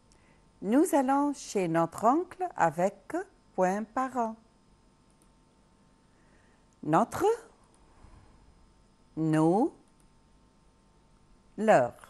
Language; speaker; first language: French; non-native, local second language; Arabic